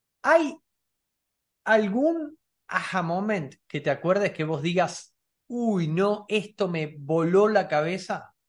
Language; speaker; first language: Spanish; native; Spanish